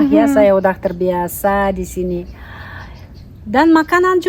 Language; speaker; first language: Indonesian; non-native, fluent; Russian